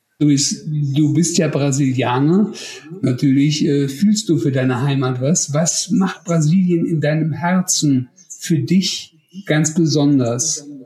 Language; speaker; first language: German; native; German